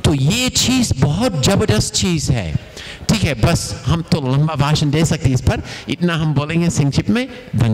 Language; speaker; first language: Hindi; non-native, fluent; Tamil